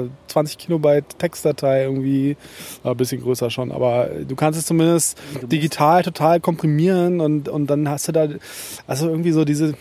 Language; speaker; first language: German; native; German